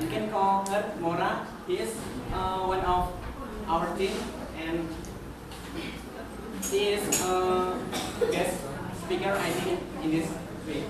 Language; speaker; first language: English; non-native, learner; Indonesian